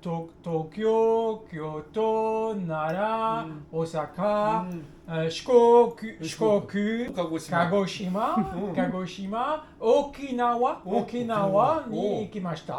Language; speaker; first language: Japanese; non-native, learner; French